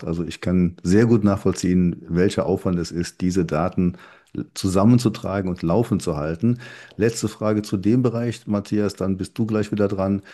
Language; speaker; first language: German; native; German